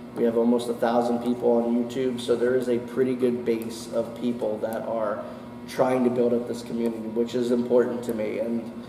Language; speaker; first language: English; native; English